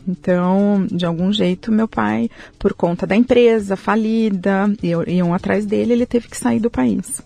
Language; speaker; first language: Portuguese; early bilingual, other home language; Spanish